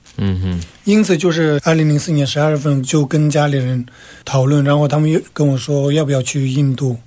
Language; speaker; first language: Chinese; non-native, local second language; Tibetan